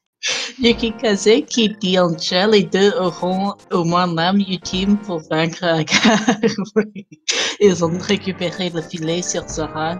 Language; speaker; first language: French; non-native, fluent; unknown